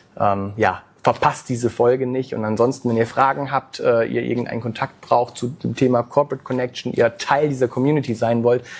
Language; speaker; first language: German; native; German